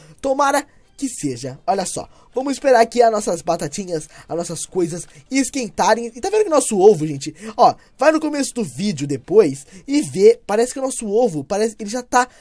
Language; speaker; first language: Portuguese; native; Portuguese